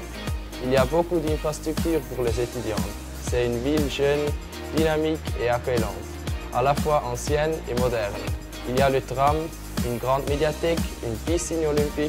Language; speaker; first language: French; non-native, learner; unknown